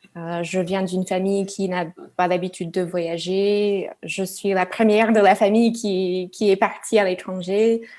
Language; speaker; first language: French; non-native, fluent; English